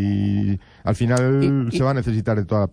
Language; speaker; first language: Spanish; native; Spanish